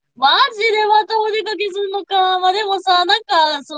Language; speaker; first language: Japanese; non-native, fluent; English